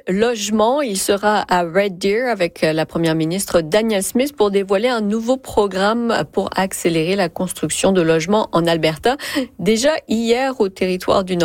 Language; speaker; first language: French; native; French